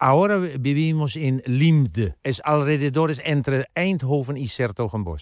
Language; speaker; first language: Spanish; non-native, learner; Dutch